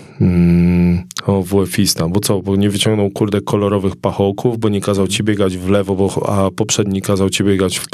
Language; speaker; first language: Polish; native; Polish